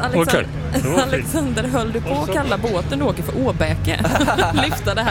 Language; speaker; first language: Swedish; native; Swedish